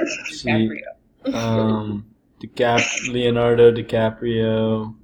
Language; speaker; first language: Spanish; non-native, learner; English